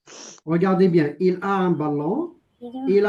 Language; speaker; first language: French; non-native, local second language; Arabic